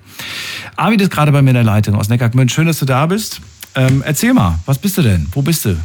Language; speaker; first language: German; native; German